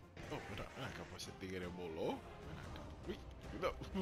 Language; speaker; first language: Spanish; native; Spanish